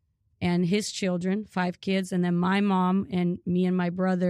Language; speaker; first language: English; early bilingual, other home language; Ukrainian